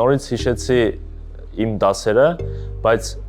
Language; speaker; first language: Armenian; early bilingual, heritage; Russian